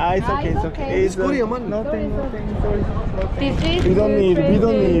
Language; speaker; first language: English; non-native, learner; Korean